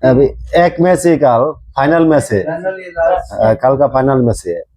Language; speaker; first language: Hindi; non-native, learner; Bangla